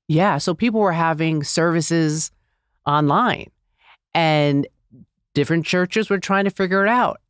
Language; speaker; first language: English; native; English